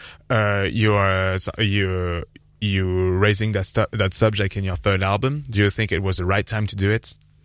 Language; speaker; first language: English; non-native, fluent; French